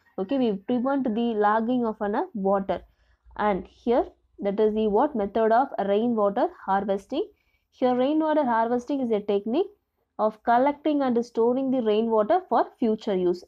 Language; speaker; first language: English; non-native, local second language; Tamil